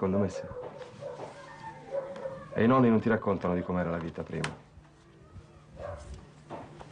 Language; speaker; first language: Italian; native; Italian